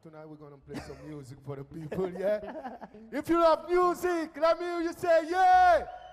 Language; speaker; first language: English; non-native, fluent; Seselwa Creole French